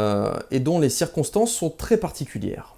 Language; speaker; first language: French; native; French